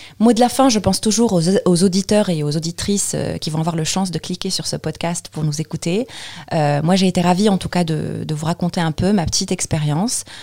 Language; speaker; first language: French; non-native, local second language; Arabic